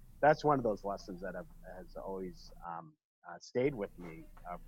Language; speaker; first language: English; native; English